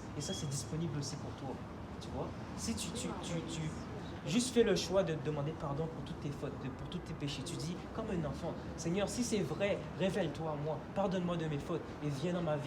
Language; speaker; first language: French; native; French